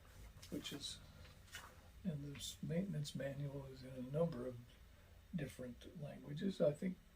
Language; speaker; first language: English; native; English